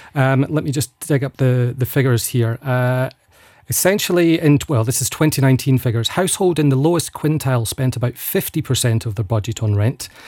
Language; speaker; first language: English; native; English